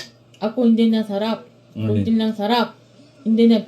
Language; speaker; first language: Filipino; non-native, learner; Korean